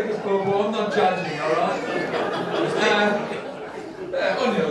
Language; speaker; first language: English; native; English